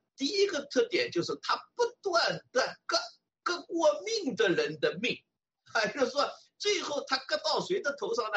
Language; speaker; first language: Chinese; native; Chinese